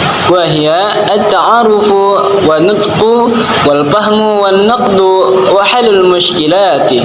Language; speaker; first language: Arabic; non-native, learner; Indonesian